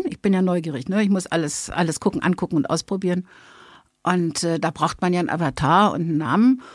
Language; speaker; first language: German; native; German